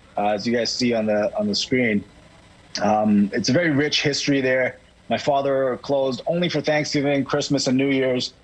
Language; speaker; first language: English; native; English